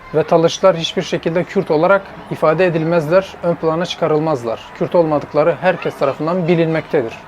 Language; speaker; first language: Turkish; non-native, local second language; Zaza